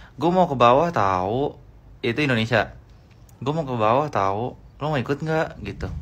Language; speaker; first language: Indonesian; native; Indonesian